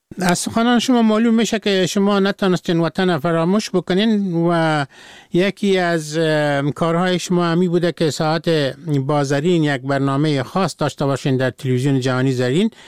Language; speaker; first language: Persian; native; Persian